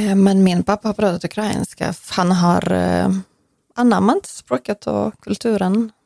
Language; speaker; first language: Swedish; non-native, fluent; Ukrainian